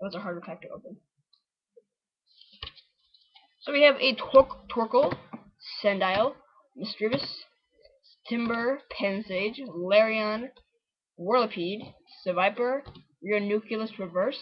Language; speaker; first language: English; native; English